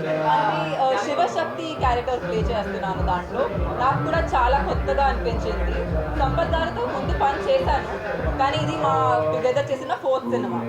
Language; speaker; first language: Telugu; non-native, fluent; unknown